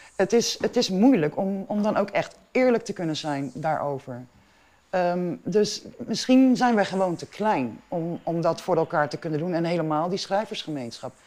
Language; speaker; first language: Dutch; non-native, local second language; Papiamento